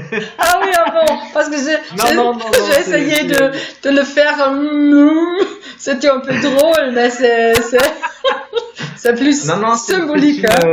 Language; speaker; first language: French; non-native, fluent; German